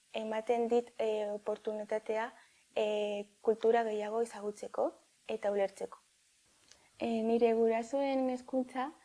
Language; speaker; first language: Basque; early bilingual, other home language; Lingala